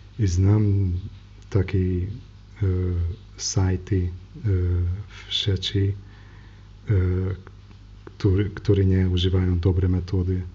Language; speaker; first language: Polish; non-native, learner; Hungarian